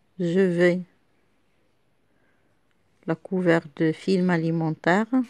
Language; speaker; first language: French; non-native, local second language; Arabic